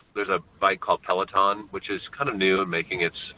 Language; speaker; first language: English; native; English